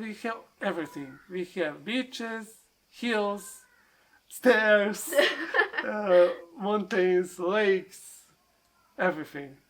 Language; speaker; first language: English; non-native, learner; Serbian